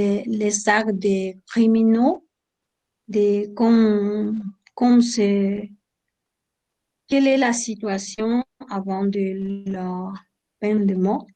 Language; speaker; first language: French; non-native, learner; Spanish